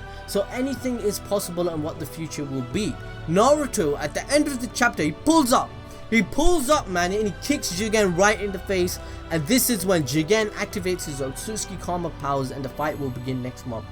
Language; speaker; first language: English; native; English